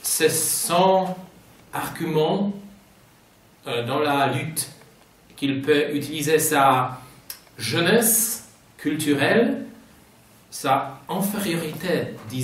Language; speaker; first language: French; non-native, fluent; Polish